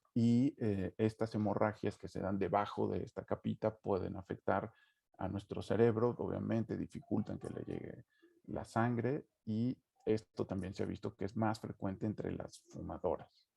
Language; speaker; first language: Spanish; native; Spanish